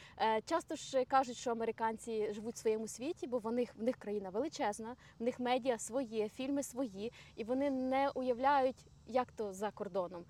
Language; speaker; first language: Ukrainian; native; Ukrainian